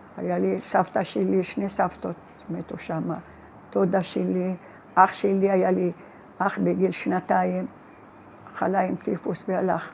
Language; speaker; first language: Hebrew; non-native, fluent; Arabic